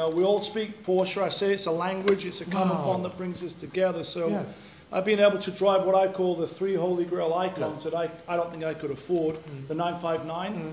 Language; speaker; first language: English; native; English